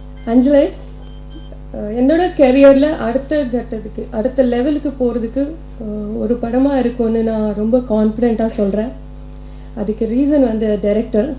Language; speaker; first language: Tamil; non-native, local second language; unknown